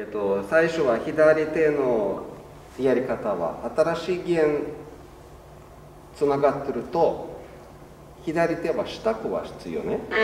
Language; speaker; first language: Japanese; non-native, learner; Russian